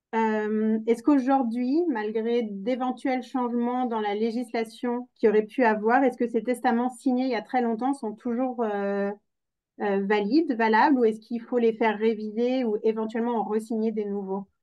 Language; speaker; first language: French; native; French